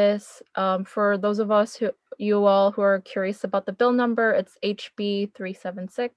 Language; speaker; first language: English; early bilingual, other home language; Korean